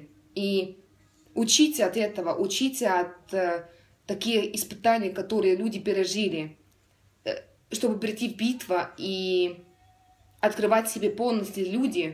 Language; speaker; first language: Russian; non-native, learner; Estonian